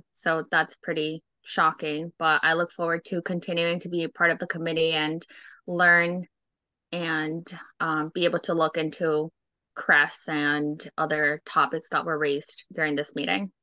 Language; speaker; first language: English; native; English